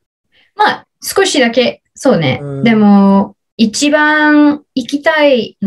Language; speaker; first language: Japanese; non-native, learner; English